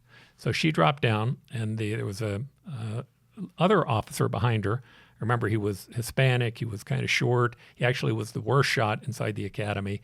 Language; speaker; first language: English; native; English